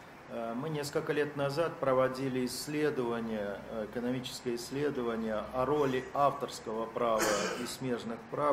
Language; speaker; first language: Russian; native; Russian